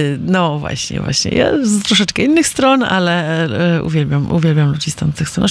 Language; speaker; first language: Polish; native; Polish